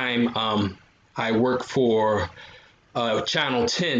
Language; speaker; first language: English; native; English